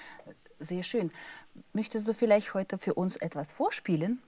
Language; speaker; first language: German; non-native, fluent; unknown